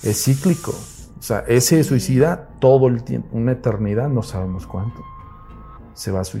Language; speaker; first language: Spanish; native; Spanish